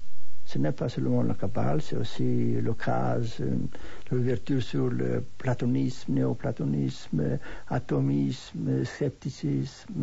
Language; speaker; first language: French; non-native, fluent; Hebrew